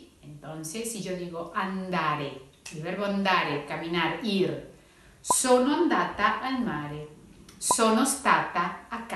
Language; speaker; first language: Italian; non-native, fluent; Spanish